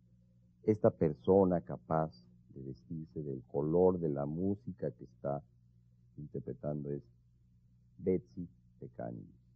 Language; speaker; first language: Spanish; native; Spanish